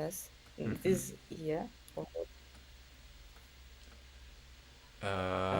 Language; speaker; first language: English; non-native, learner; Russian